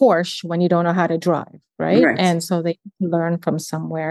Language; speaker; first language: English; early bilingual, other home language; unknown